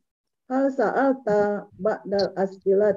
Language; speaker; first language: Arabic; non-native, learner; Indonesian